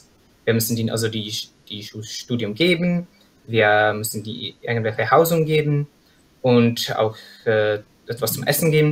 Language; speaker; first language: German; non-native, fluent; Czech